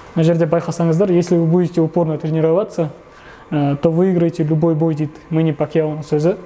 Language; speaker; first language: Russian; non-native, local second language; Kazakh